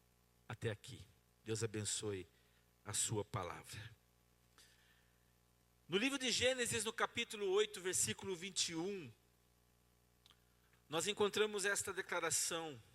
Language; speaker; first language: Portuguese; native; Portuguese